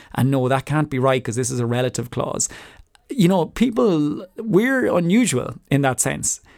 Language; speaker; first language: English; native; English